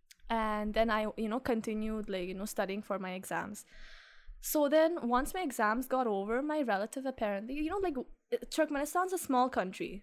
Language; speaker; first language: English; early bilingual, other home language; Russian